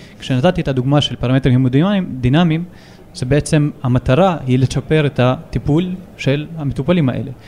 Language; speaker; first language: Hebrew; non-native, local second language; Arabic